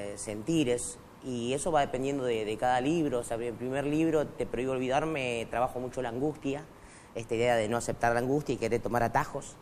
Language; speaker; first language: Spanish; non-native, local second language; Quechua